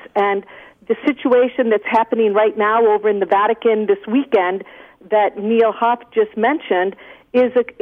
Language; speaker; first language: English; native; English